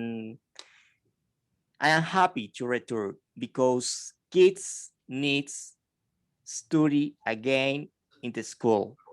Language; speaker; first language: English; non-native, fluent; Spanish